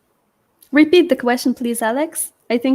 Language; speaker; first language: English; non-native, fluent; Arabic